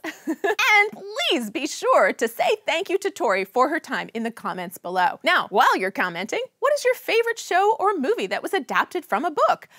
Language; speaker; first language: English; native; English